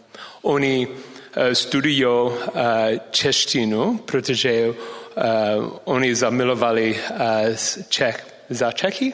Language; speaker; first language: Czech; non-native, learner; English